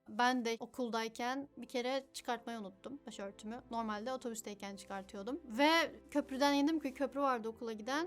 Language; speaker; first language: Turkish; early bilingual, other home language; Uyghur